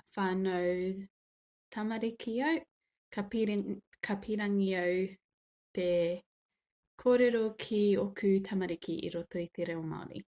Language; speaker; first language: Māori; non-native, local second language; English